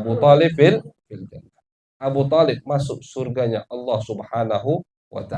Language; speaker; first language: Indonesian; native; Indonesian